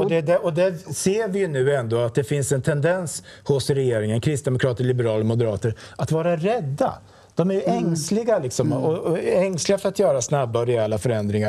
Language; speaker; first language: Swedish; native; Swedish